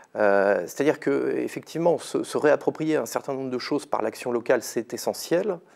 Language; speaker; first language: French; native; French